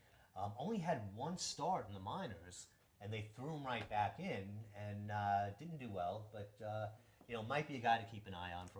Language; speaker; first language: English; native; English